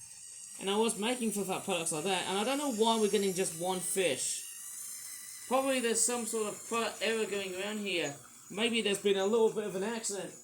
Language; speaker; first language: English; native; English